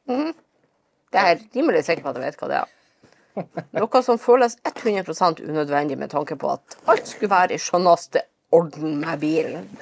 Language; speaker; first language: Norwegian; native; Norwegian